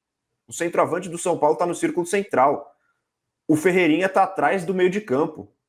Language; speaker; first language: Portuguese; native; Portuguese